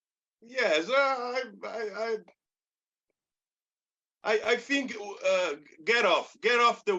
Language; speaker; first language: English; non-native, learner; Portuguese